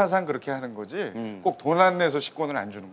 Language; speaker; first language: Korean; native; Korean